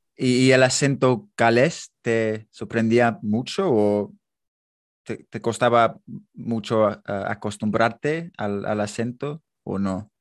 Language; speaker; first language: Spanish; non-native, fluent; English